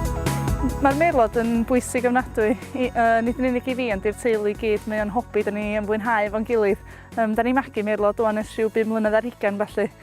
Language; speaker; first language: Welsh; native; Welsh